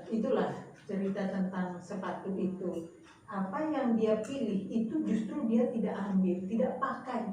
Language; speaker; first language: Indonesian; native; Indonesian